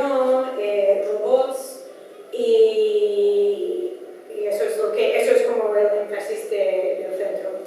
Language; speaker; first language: Spanish; non-native, fluent; Dutch